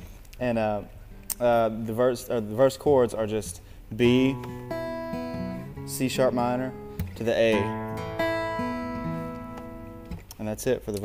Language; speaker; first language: English; native; English